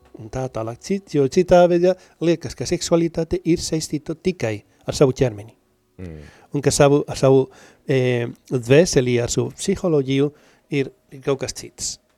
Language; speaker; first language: Latvian; non-native, learner; Spanish